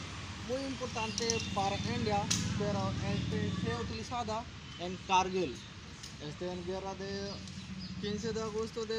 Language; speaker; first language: Spanish; non-native, learner; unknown